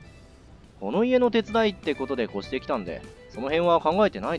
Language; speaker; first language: Japanese; native; Japanese